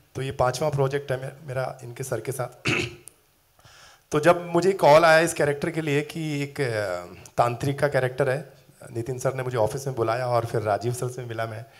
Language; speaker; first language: Hindi; native; Hindi